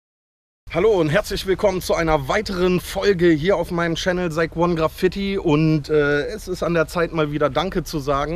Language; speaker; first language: German; native; German